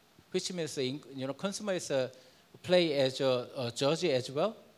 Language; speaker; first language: English; non-native, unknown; Korean